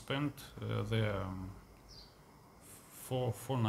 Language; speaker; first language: English; non-native, learner; Russian